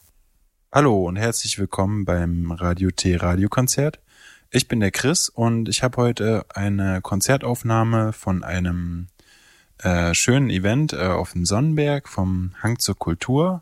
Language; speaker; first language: German; native; German